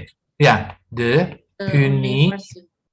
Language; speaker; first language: Dutch; non-native, fluent; Indonesian